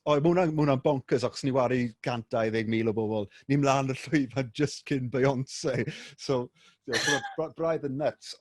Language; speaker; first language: Welsh; native; Welsh